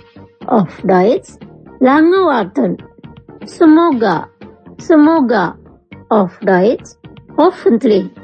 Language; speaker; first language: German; non-native, fluent; Indonesian